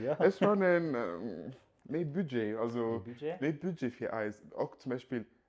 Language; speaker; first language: Luxembourgish; early bilingual, other home language; Yoruba